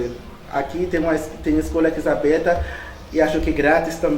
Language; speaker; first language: Portuguese; non-native, learner; Haitian Creole